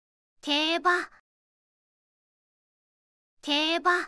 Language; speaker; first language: Japanese; native; Japanese